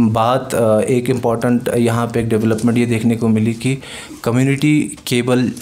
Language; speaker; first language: Hindi; non-native, local second language; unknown